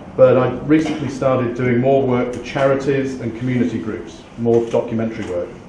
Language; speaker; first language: English; native; English